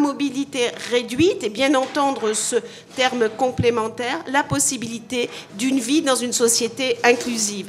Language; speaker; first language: French; native; French